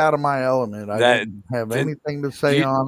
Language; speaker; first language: English; native; English